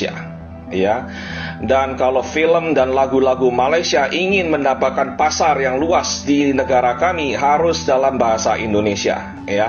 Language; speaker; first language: Indonesian; native; Indonesian